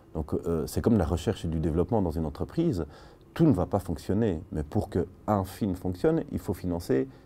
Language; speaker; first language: French; native; French